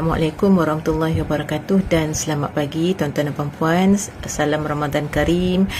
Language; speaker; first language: Malay; native; Malay